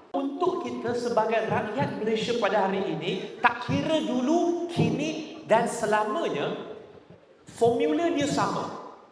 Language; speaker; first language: Malay; non-native, local second language; Chinese